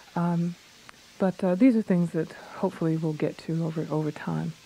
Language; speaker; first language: English; native; English